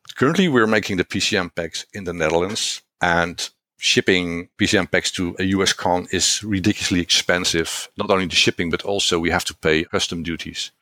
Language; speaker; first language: English; non-native, fluent; Dutch